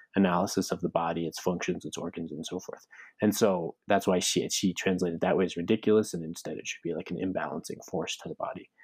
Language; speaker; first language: English; native; English